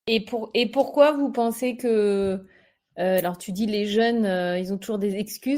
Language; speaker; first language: French; native; French